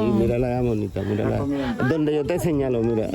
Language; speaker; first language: Spanish; native; Spanish